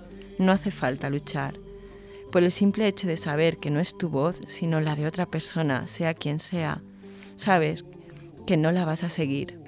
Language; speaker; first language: Spanish; native; Spanish